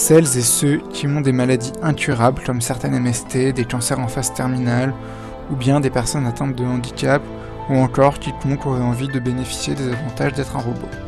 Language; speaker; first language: French; native; French